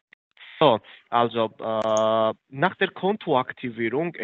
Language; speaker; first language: German; non-native, fluent; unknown